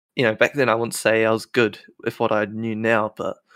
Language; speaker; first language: English; native; English